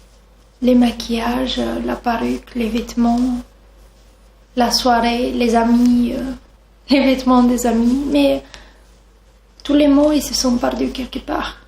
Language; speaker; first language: French; non-native, fluent; Italian